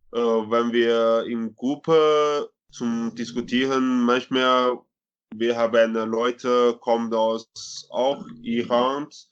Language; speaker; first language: German; non-native, learner; Chinese